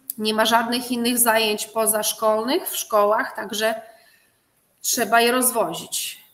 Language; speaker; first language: Polish; native; Polish